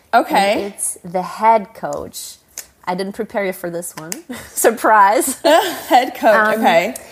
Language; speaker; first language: English; non-native, fluent; German